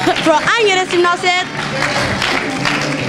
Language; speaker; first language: Swedish; early bilingual, other home language; Somali